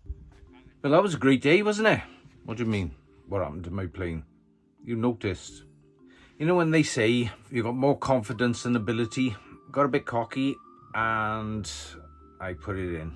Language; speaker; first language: English; native; English